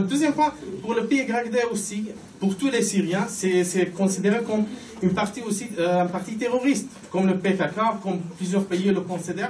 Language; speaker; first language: French; non-native, fluent; Arabic